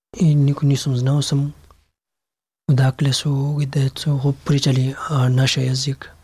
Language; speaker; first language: Serbian; non-native, learner; Pashto